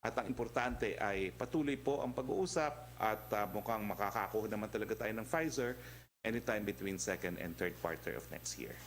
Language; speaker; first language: Filipino; native; Filipino